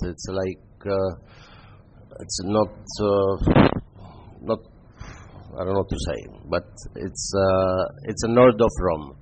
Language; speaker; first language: English; non-native, fluent; Italian